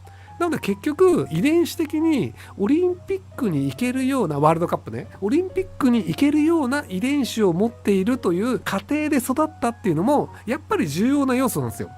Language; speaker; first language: Japanese; native; Japanese